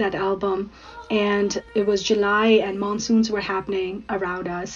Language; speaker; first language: English; non-native, local second language; Urdu